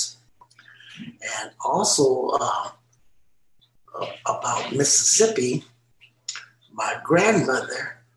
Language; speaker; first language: English; native; English